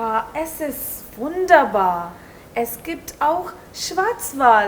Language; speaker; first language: German; non-native, learner; Hindi